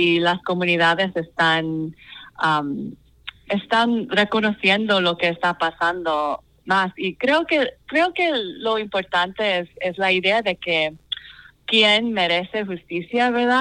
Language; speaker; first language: Spanish; non-native, fluent; English